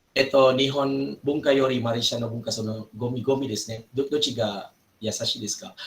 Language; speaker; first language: Japanese; non-native, fluent; Malay